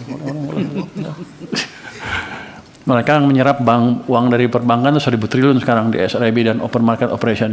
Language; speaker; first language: Indonesian; native; Indonesian